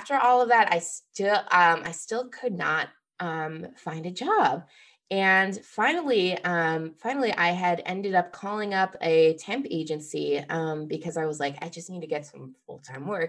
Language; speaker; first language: English; native; English